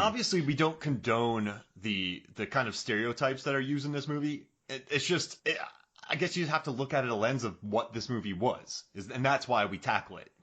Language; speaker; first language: English; native; English